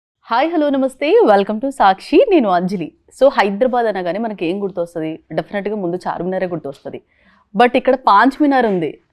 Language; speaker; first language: Telugu; native; Telugu